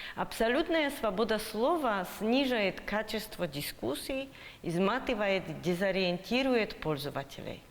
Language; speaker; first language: Russian; non-native, fluent; Slovak